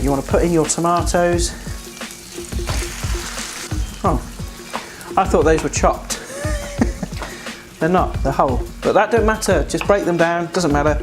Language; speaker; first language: English; native; English